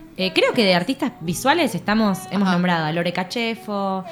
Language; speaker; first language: Spanish; native; Spanish